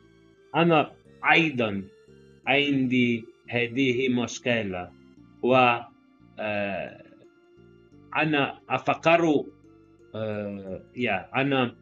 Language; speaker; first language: Arabic; non-native, learner; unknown